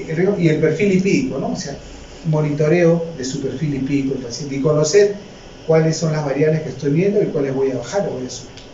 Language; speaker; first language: Spanish; native; Spanish